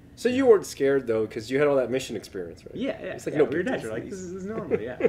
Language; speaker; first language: English; native; English